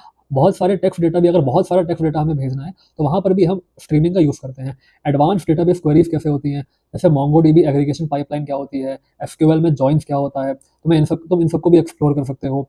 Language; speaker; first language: Hindi; native; Hindi